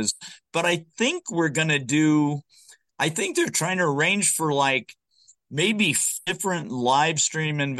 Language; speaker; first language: English; native; English